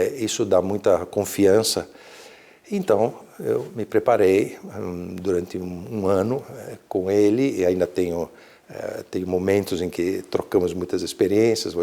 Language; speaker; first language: Portuguese; early bilingual, other home language; Italian